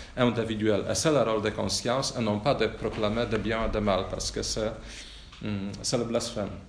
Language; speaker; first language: French; non-native, fluent; Polish